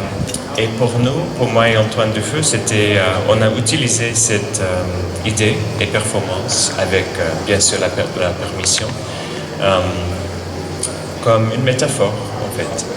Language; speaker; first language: French; non-native, fluent; English